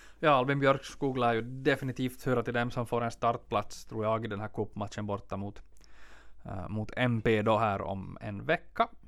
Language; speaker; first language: Swedish; native; Swedish